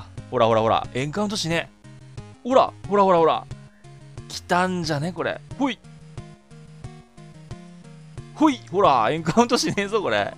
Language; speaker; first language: Japanese; native; Japanese